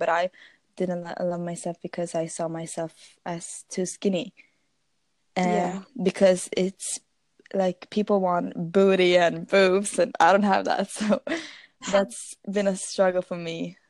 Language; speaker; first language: English; non-native, fluent; Swedish